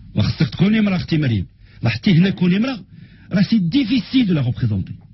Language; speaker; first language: French; non-native, local second language; Arabic